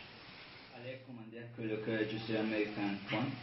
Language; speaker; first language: French; non-native, learner; Spanish